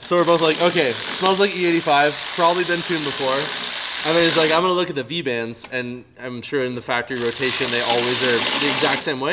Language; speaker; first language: English; native; English